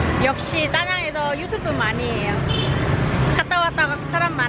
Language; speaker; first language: Korean; non-native, learner; Vietnamese